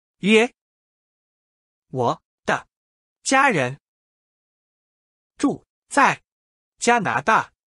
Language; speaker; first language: Chinese; non-native, learner; English